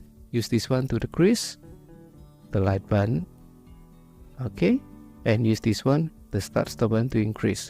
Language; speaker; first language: English; non-native, fluent; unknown